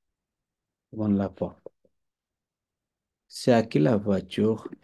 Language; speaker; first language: French; non-native, fluent; Bangla